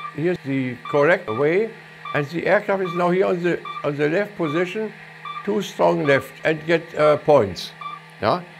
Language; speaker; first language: English; non-native, learner; German